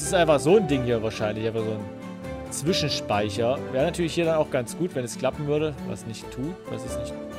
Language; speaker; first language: German; native; German